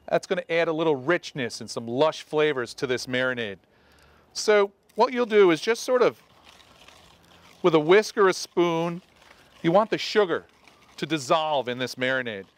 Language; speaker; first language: English; native; English